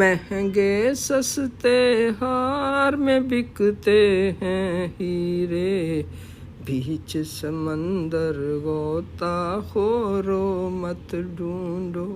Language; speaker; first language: Urdu; native; Urdu